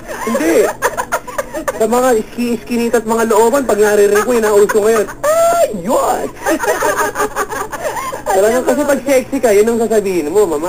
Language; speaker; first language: Filipino; native; Filipino